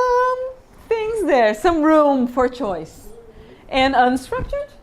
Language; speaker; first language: English; non-native, fluent; Portuguese